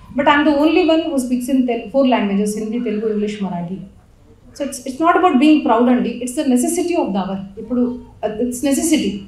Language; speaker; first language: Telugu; non-native, local second language; Marathi